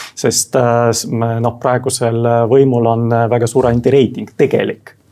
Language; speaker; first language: Estonian; non-native, local second language; Russian